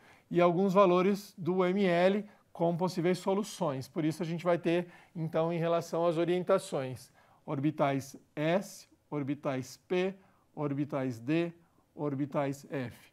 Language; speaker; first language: Portuguese; native; Portuguese